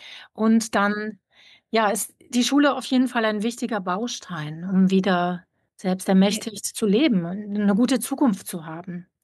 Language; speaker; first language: German; native; German